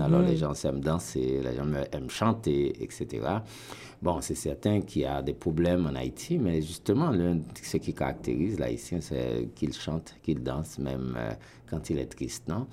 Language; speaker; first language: French; non-native, local second language; Haitian Creole